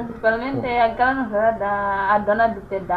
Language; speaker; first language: Portuguese; non-native, local second language; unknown